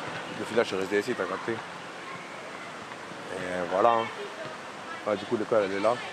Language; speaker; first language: French; native; French